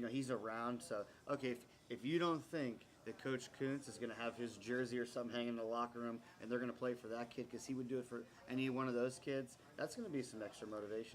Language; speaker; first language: English; native; English